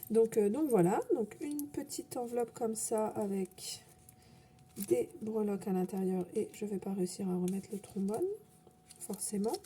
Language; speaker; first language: French; native; French